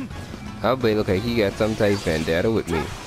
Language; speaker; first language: English; native; English